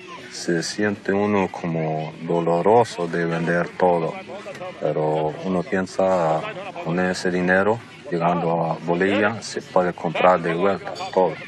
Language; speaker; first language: Spanish; non-native, local second language; Plautdietsch